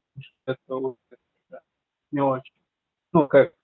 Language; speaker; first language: Russian; non-native, learner; Turkmen